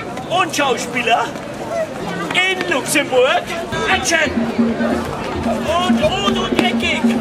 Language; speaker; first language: German; native; German